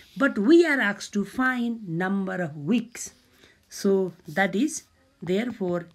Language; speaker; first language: English; non-native, local second language; Nepali